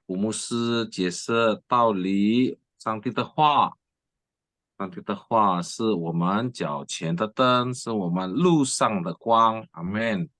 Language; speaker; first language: Chinese; non-native, learner; Indonesian